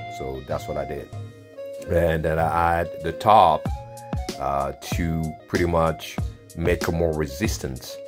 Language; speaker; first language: English; non-native, fluent; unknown